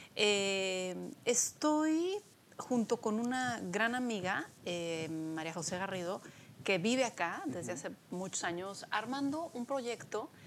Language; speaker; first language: Spanish; early bilingual, other home language; Polish